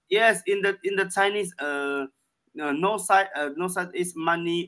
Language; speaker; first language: English; non-native, learner; Chinese